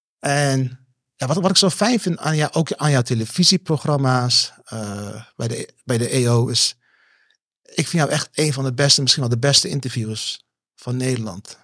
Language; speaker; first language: Dutch; early bilingual, other home language; Turkish